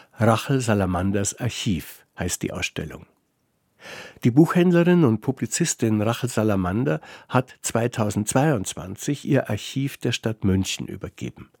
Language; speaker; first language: German; native; German